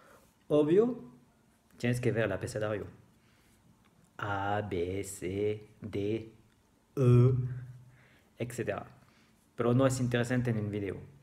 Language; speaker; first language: Spanish; non-native, fluent; French